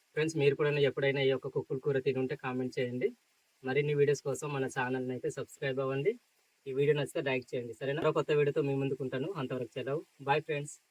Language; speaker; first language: Telugu; non-native, local second language; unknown